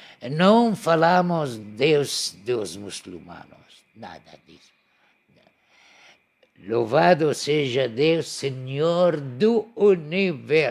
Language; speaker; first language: Portuguese; non-native, learner; Arabic